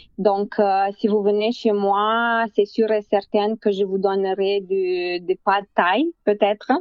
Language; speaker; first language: French; non-native, fluent; Romanian